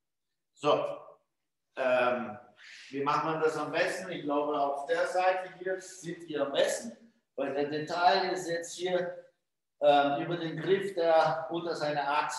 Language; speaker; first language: German; non-native, fluent; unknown